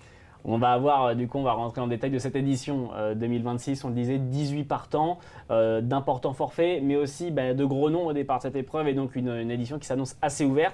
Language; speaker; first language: French; native; French